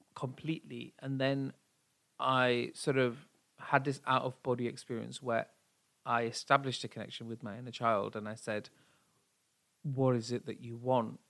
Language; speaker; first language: English; native; English